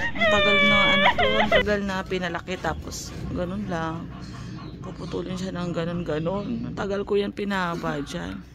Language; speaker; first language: Filipino; non-native, local second language; Pampanga